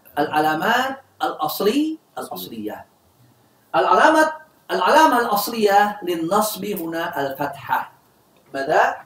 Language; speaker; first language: Arabic; non-native, fluent; Indonesian